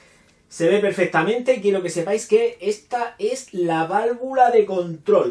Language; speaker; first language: Spanish; native; Spanish